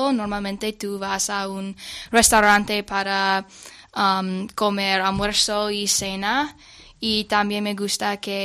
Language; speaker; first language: Spanish; non-native, learner; English